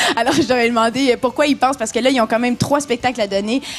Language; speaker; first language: French; native; French